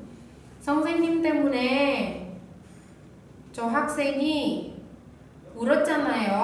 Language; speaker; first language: Korean; non-native, fluent; Indonesian